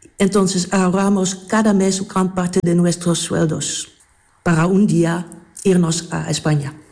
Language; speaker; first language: Spanish; non-native, fluent; Dutch